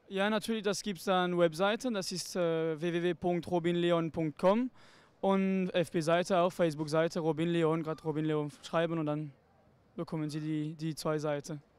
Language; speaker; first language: German; non-native, local second language; French